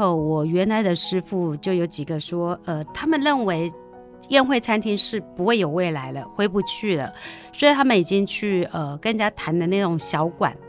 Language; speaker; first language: Chinese; native; Chinese